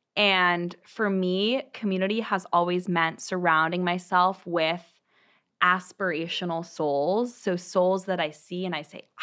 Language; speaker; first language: English; native; English